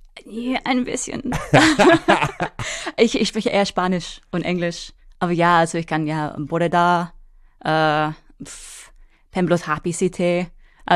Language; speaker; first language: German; non-native, fluent; English